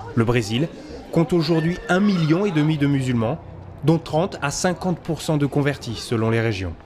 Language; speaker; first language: French; native; French